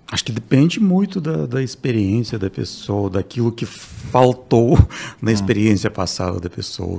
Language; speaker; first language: Portuguese; non-native, fluent; Russian